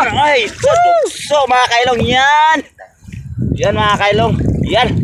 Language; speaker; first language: Filipino; non-native, local second language; Cebuano